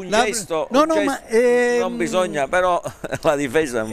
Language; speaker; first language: Italian; native; Italian